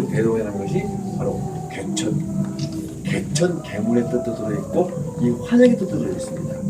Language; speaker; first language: Korean; native; Korean